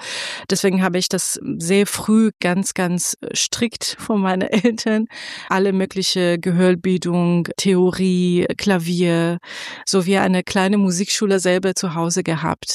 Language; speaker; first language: German; non-native, fluent; Persian